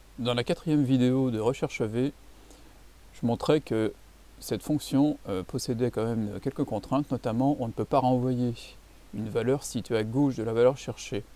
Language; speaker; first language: French; native; French